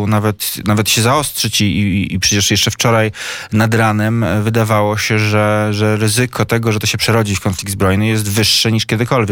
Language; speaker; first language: Polish; native; Polish